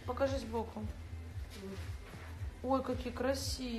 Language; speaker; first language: Russian; native; Russian